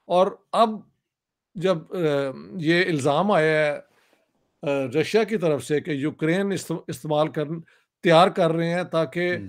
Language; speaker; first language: Urdu; non-native, local second language; Punjabi